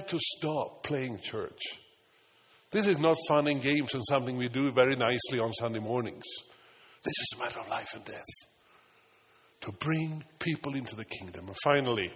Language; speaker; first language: English; non-native, fluent; Swedish